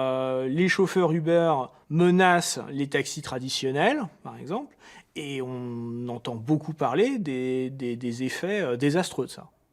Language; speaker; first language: French; native; French